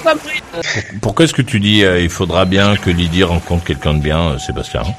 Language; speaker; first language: French; native; French